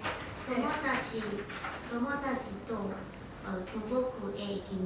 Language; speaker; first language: Japanese; non-native, learner; English